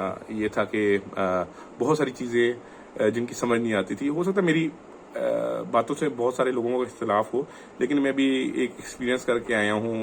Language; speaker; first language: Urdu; non-native, local second language; Punjabi